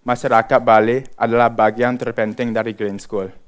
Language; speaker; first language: Indonesian; early bilingual, other home language; English